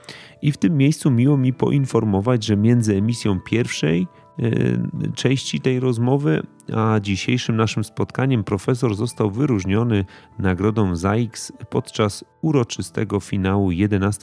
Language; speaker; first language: Polish; native; Polish